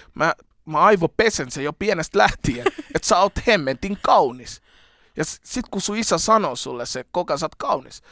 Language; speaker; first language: Finnish; early bilingual, other home language; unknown